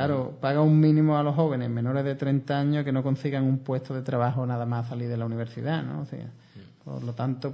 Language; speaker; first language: Spanish; native; Spanish